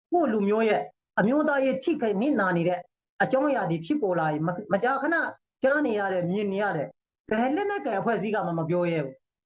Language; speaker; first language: Burmese; non-native, local second language; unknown